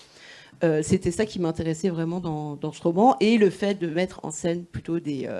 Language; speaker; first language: French; native; French